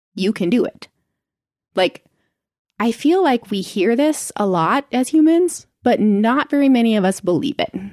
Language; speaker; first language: English; native; English